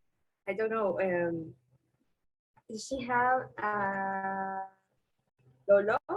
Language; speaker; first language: English; non-native, learner; Spanish